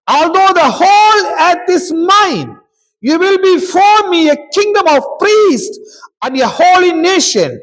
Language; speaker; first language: English; non-native, local second language; Telugu